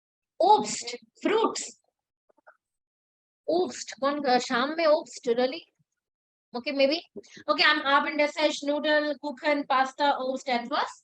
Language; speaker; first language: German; non-native, fluent; Hindi